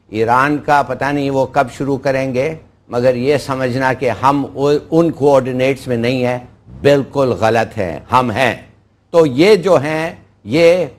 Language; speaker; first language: Urdu; non-native, local second language; Pashto